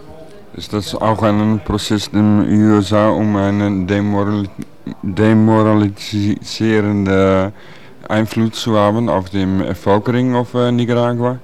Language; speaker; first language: German; non-native, learner; Dutch